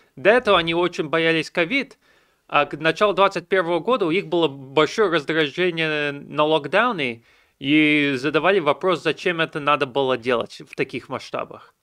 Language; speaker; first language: Russian; early bilingual, heritage; Russian